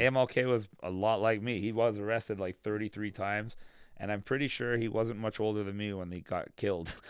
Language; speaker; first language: English; native; English